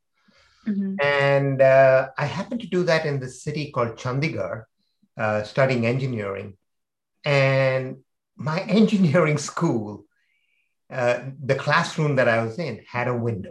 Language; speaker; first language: English; non-native, local second language; Hindi